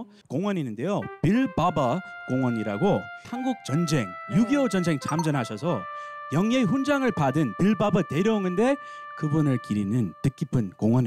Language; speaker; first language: Korean; non-native, fluent; English